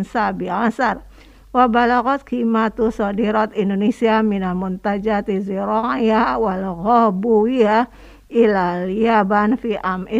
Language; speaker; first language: Arabic; non-native, fluent; Indonesian